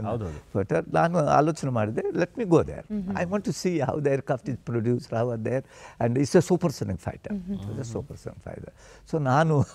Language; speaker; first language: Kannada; non-native, fluent; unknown